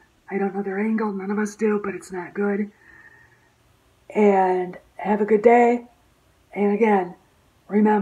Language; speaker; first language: English; native; English